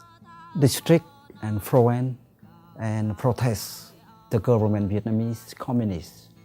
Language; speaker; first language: English; non-native, learner; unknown